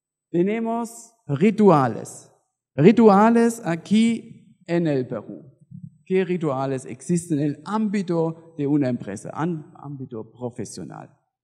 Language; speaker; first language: Spanish; non-native, fluent; German